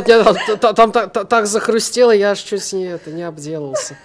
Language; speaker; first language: Russian; native; Russian